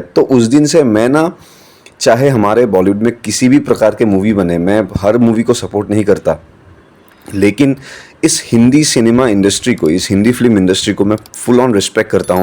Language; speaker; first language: Hindi; non-native, local second language; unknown